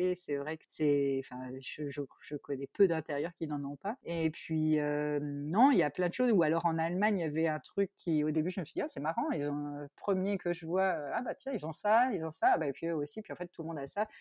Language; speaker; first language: French; native; French